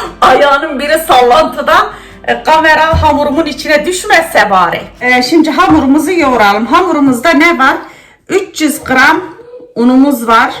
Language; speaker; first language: Turkish; early bilingual, heritage; Turkish